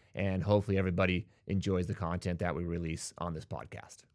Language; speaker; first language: English; native; English